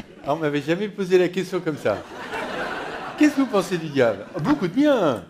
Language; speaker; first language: French; native; French